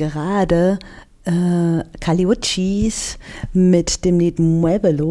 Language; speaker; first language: German; native; German